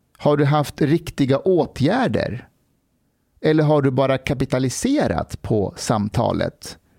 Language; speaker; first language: Swedish; early bilingual, other home language; Persian